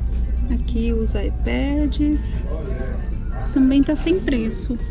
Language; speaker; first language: Portuguese; native; Portuguese